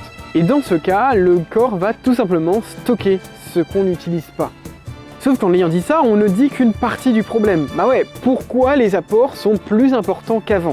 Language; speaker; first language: French; native; French